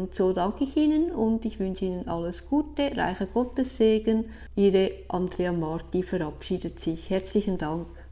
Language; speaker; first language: German; native; German